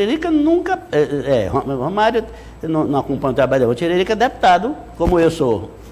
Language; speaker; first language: Portuguese; native; Portuguese